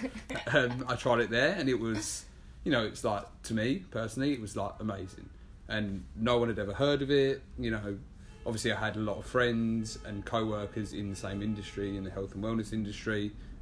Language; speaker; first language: English; native; English